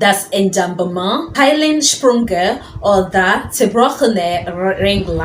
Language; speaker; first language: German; non-native, fluent; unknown